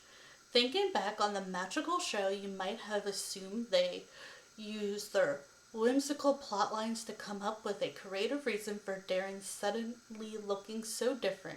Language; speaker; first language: English; native; English